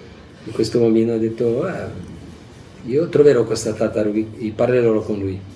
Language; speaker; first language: Italian; non-native, fluent; Portuguese